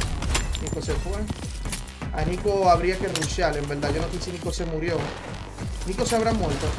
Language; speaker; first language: Spanish; native; Spanish